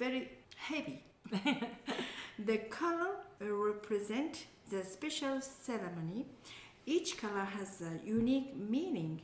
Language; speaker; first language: English; non-native, learner; Japanese